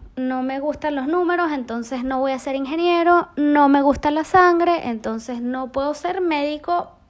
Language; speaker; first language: Spanish; native; Spanish